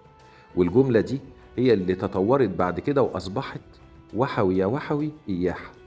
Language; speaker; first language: Arabic; native; Arabic